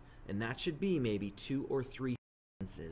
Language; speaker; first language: English; native; English